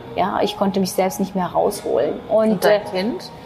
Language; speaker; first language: German; non-native, fluent; Turkish